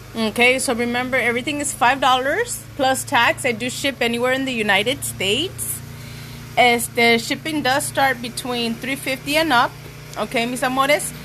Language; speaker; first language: English; early bilingual, other home language; Spanish